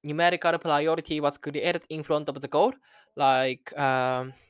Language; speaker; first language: English; non-native, learner; Japanese